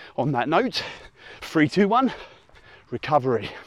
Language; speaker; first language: English; native; English